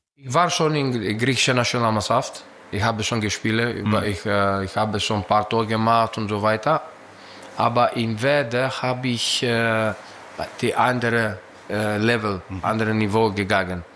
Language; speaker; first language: German; non-native, learner; Greek